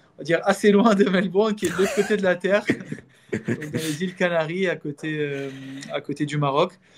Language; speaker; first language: French; non-native, local second language; Arabic